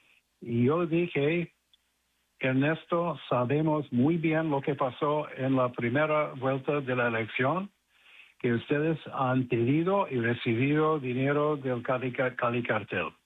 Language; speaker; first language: Spanish; non-native, fluent; English